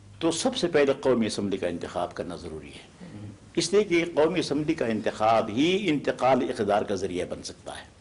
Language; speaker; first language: Urdu; non-native, local second language; Pashto